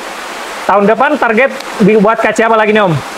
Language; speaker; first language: Indonesian; native; Indonesian